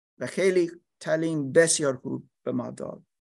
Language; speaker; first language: Persian; non-native, learner; English